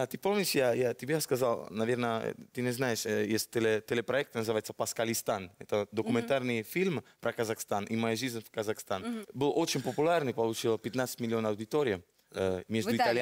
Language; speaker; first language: Russian; non-native, learner; Italian